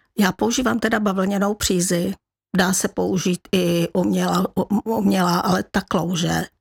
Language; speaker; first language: Czech; native; Czech